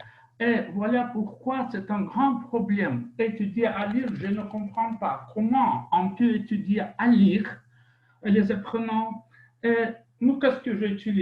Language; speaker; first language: French; non-native, fluent; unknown